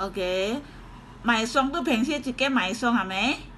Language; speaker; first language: Cantonese; native; Cantonese